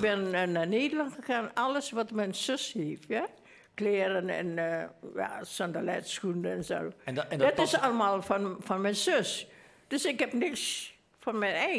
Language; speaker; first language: Dutch; early bilingual, other home language; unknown